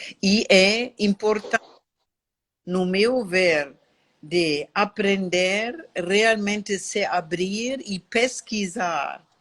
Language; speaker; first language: Portuguese; non-native, learner; German